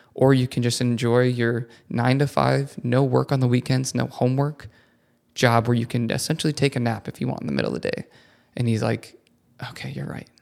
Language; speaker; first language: English; early bilingual, other home language; Italian